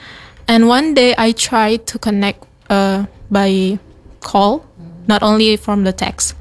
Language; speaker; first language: English; non-native, learner; Indonesian